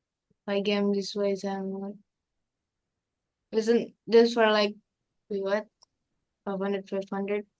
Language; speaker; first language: English; non-native, learner; Indonesian